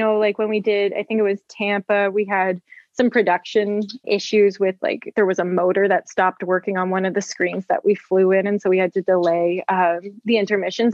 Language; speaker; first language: English; native; English